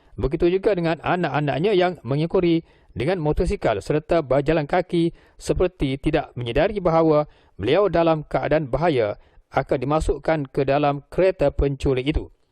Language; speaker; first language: Malay; native; Malay